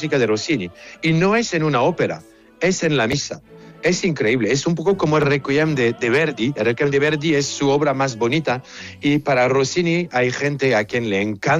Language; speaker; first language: Spanish; non-native, fluent; French